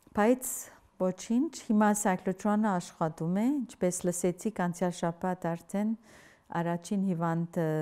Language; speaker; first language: Armenian; early bilingual, heritage; Armenian